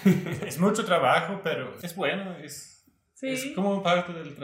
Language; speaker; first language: Spanish; non-native, learner; Swedish